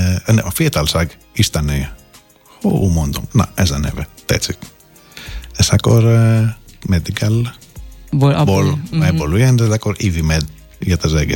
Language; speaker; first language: Hungarian; non-native, fluent; Greek